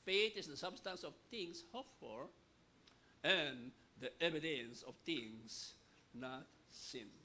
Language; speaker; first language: English; non-native, local second language; Filipino